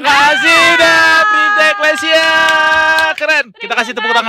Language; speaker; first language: Indonesian; native; Indonesian